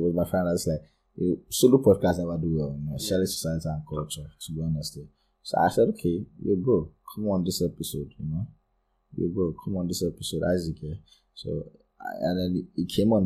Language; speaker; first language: English; non-native, local second language; Yoruba